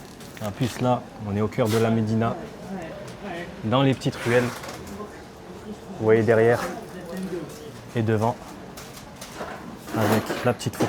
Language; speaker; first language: French; native; French